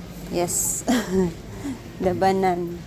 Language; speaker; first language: English; non-native, local second language; Filipino